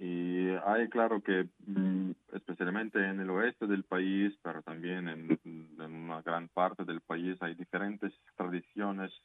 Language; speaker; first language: Spanish; non-native, fluent; Ukrainian